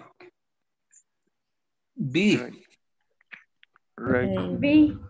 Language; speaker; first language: English; non-native, learner; Spanish